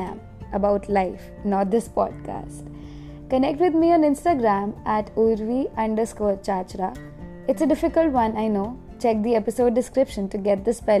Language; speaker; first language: English; non-native, local second language; Hindi